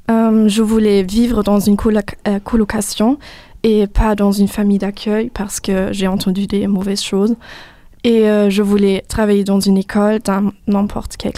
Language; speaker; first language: French; non-native, fluent; German